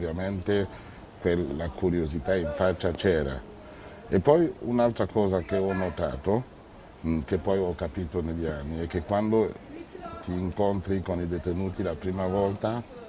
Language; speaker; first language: Italian; non-native, fluent; French